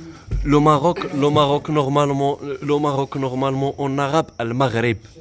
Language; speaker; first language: French; non-native, learner; Arabic